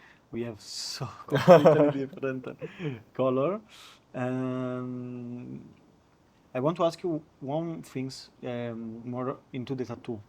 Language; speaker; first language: English; non-native, learner; Italian